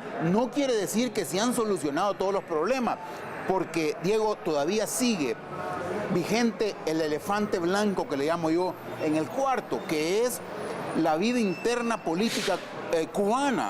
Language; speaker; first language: Spanish; native; Spanish